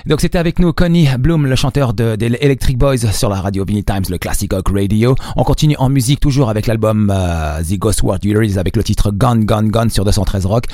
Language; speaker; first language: French; non-native, local second language; Arabic